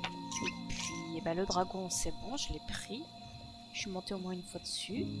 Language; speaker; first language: French; native; French